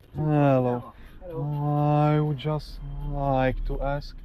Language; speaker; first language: English; non-native, learner; Czech